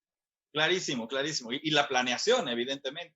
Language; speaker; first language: Spanish; native; Spanish